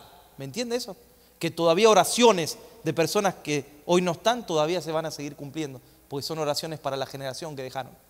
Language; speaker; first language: Spanish; native; Spanish